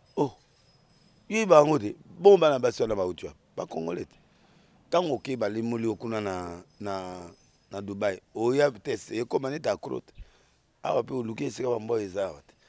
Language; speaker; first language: Lingala; native; Lingala